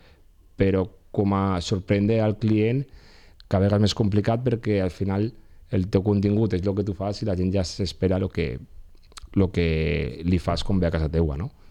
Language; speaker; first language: Catalan; native; Catalan